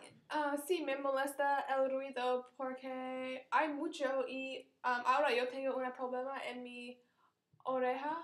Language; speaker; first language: Spanish; non-native, learner; English